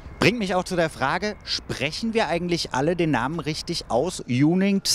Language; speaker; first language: German; native; German